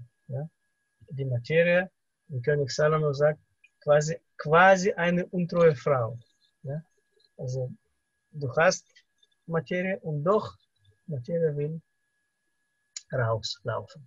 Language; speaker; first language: German; non-native, fluent; Russian